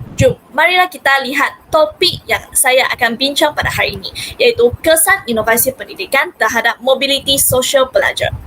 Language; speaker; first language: Malay; non-native, local second language; Hakka Chinese